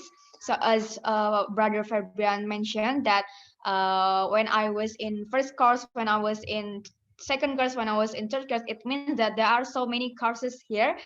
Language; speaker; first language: English; non-native, learner; Indonesian